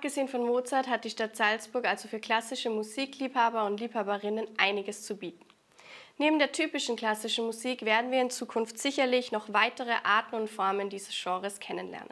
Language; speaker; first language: German; native; German